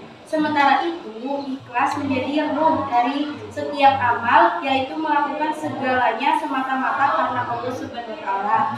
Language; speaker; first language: Indonesian; native; Indonesian